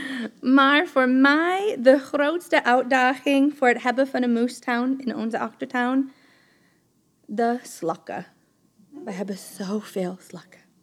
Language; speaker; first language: Dutch; non-native, fluent; English